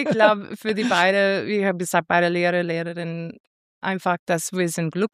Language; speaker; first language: German; non-native, fluent; English